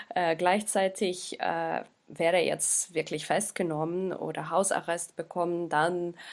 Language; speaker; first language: German; non-native, fluent; Ukrainian